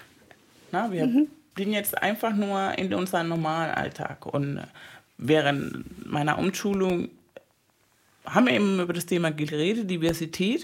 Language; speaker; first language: German; non-native, fluent; Spanish